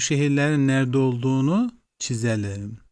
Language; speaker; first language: Turkish; non-native, fluent; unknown